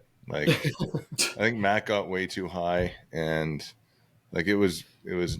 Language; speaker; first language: English; native; English